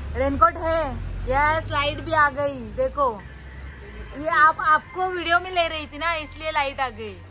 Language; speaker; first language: Hindi; non-native, local second language; Marathi